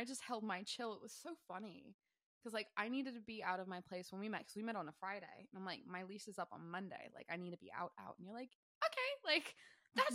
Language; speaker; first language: English; native; English